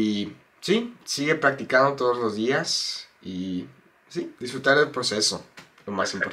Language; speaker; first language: Spanish; non-native, fluent; English